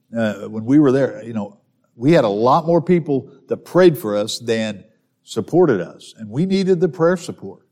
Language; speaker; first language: English; native; English